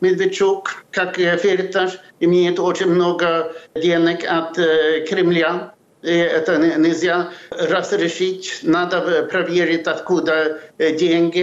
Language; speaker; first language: Russian; non-native, fluent; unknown